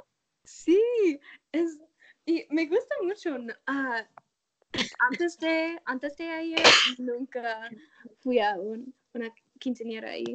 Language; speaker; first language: Spanish; non-native, learner; English